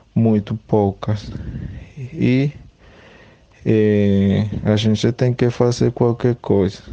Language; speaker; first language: Portuguese; non-native, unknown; Spanish